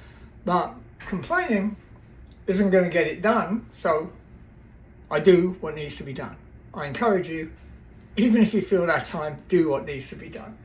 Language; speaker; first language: English; native; English